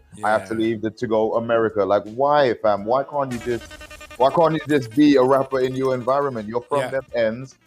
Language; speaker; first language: English; native; English